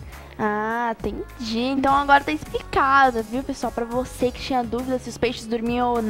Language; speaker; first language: Portuguese; native; Portuguese